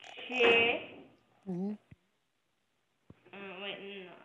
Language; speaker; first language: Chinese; non-native, learner; English